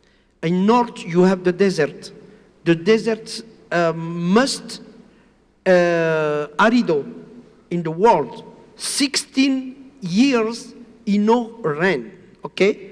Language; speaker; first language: English; non-native, learner; Spanish